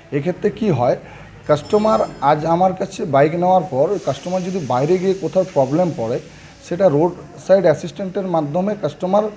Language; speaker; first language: Bangla; native; Bangla